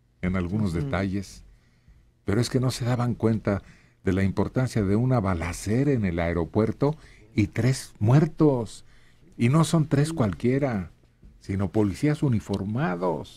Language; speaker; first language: Spanish; native; Spanish